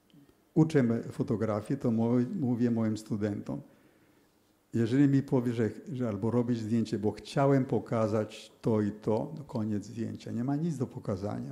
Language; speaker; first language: Polish; early bilingual, heritage; Polish